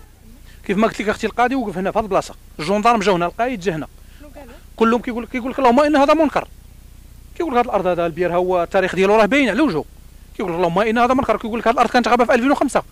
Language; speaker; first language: Arabic; native; Arabic